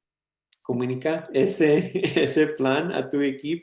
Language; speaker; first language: Spanish; early bilingual, heritage; English